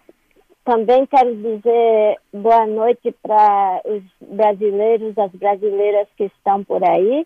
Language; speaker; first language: Spanish; non-native, learner; Portuguese